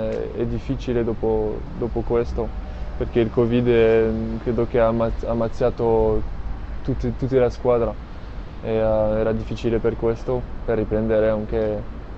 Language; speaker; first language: Italian; non-native, fluent; French